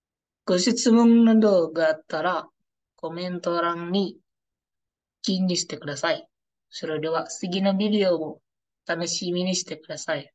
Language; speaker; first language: Japanese; non-native, learner; Indonesian